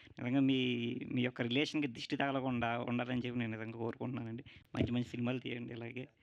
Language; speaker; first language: Telugu; native; Telugu